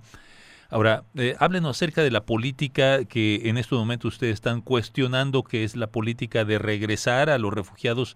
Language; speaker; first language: Spanish; native; Spanish